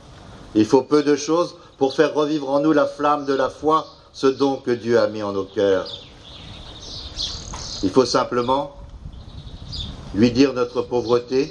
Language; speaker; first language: French; native; French